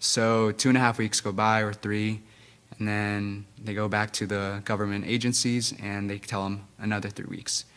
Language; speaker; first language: English; non-native, fluent; Spanish